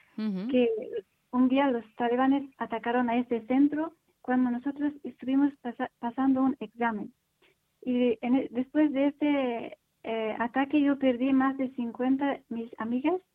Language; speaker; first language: Spanish; non-native, learner; Persian